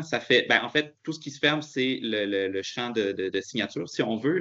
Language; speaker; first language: French; native; French